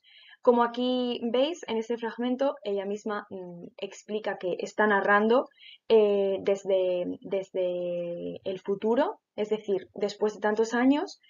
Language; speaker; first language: Spanish; native; Spanish